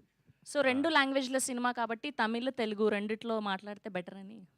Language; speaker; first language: Telugu; native; Telugu